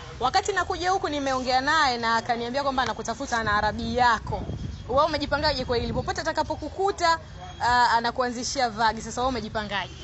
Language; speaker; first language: Swahili; native; Swahili